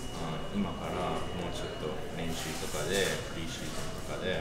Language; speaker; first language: Japanese; non-native, learner; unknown